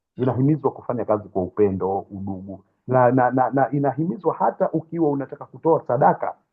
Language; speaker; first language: Swahili; native; Swahili